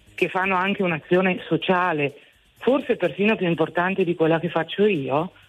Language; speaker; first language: Italian; native; Italian